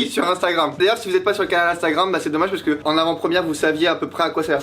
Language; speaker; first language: French; native; French